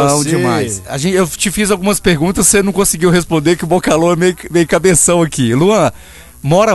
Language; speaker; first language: Portuguese; native; Portuguese